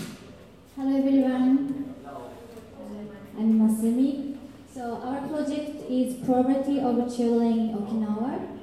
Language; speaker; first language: English; non-native, learner; Japanese